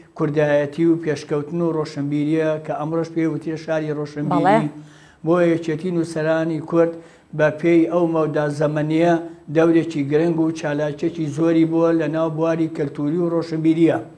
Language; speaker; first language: Central Kurdish; native; Central Kurdish